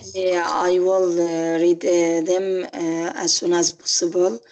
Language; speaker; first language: English; non-native, learner; Arabic